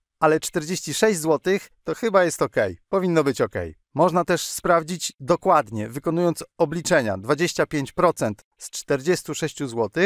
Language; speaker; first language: Polish; native; Polish